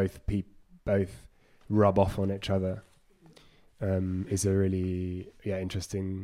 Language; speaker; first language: English; native; English